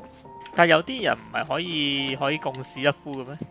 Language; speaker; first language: Chinese; native; Chinese